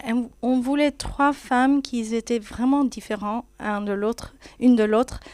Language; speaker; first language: French; non-native, fluent; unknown